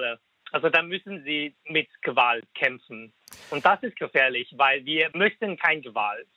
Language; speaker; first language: German; non-native, fluent; Cantonese